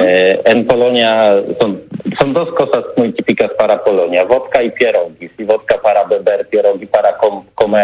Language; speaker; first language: Spanish; non-native, learner; Polish